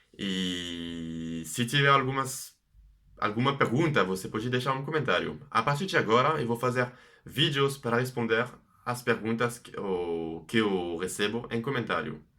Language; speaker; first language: Portuguese; non-native, fluent; French